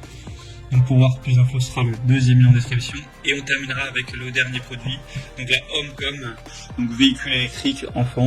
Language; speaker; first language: French; native; French